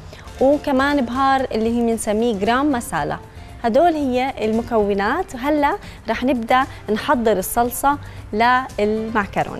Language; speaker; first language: Arabic; native; Arabic